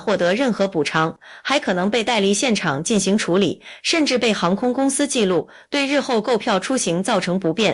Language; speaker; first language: Chinese; native; Chinese